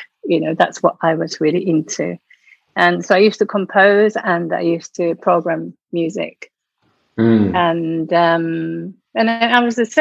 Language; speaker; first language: English; non-native, fluent; Japanese